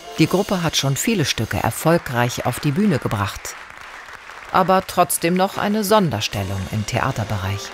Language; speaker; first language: German; native; German